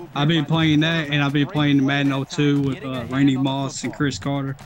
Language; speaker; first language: English; native; English